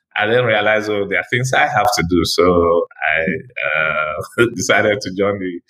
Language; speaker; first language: English; non-native, local second language; Igbo